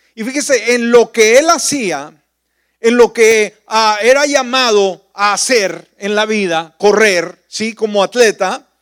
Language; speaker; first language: Spanish; native; Spanish